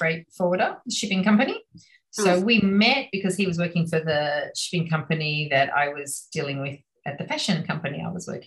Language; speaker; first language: English; native; English